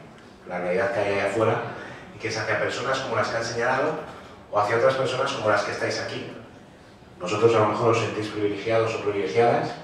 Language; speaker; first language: Spanish; native; Spanish